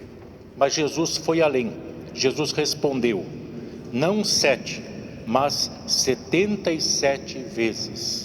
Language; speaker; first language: Portuguese; native; Portuguese